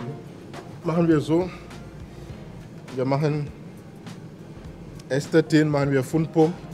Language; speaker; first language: German; non-native, learner; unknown